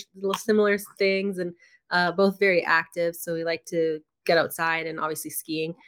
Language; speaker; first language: English; native; English